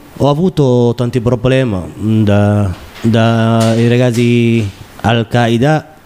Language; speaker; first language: Italian; non-native, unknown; Somali